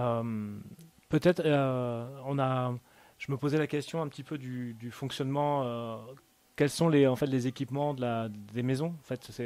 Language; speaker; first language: French; native; French